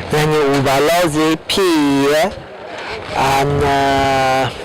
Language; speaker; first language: Swahili; non-native, learner; Chinese